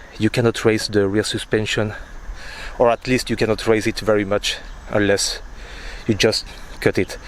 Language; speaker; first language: English; non-native, fluent; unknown